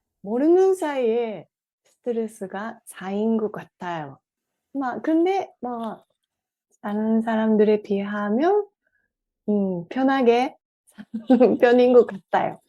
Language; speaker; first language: Korean; non-native, fluent; Japanese